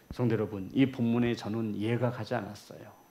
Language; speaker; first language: Korean; native; Korean